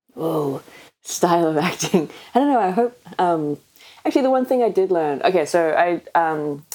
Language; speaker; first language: English; native; English